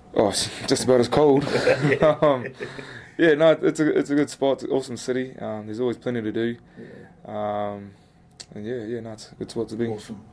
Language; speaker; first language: English; native; English